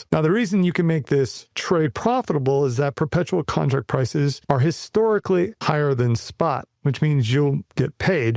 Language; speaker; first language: English; native; English